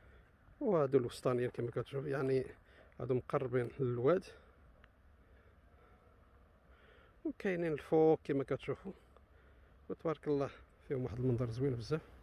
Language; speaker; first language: Arabic; native; Arabic